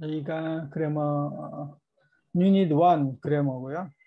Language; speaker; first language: Korean; native; Korean